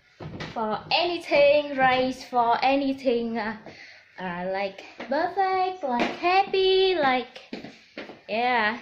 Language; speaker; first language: English; non-native, learner; Vietnamese